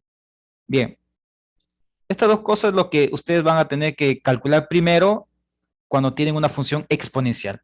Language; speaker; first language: Spanish; native; Spanish